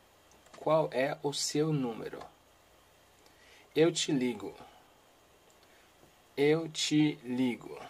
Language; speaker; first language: Portuguese; non-native, learner; Haitian Creole